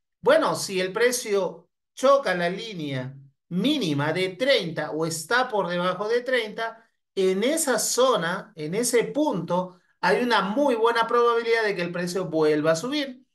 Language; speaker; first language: Spanish; native; Spanish